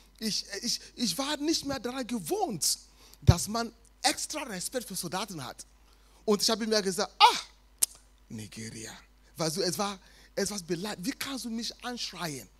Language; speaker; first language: German; non-native, fluent; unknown